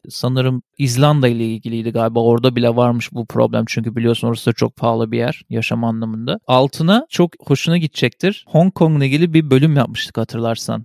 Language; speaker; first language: Turkish; native; Turkish